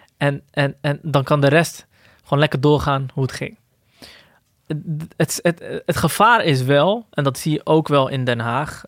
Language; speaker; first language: Dutch; early bilingual, other home language; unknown